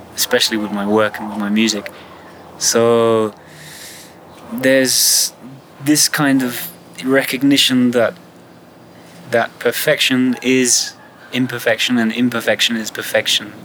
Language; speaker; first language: English; native; English